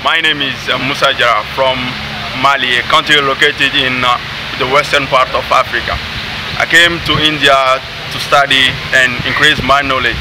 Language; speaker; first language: English; non-native, learner; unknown